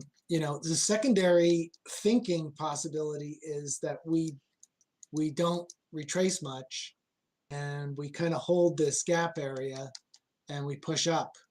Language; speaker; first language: English; native; English